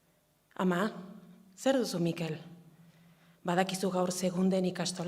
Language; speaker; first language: Basque; native; Basque